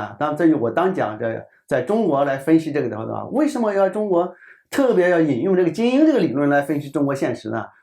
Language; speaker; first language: Chinese; native; Chinese